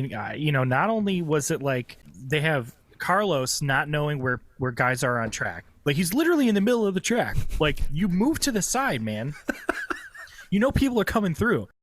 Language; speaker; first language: English; native; English